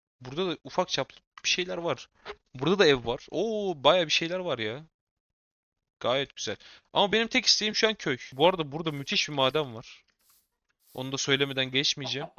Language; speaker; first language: Turkish; native; Turkish